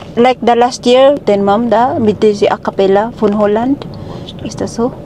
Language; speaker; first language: German; non-native, learner; Filipino